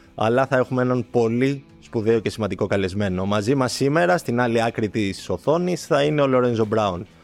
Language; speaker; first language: Greek; native; Greek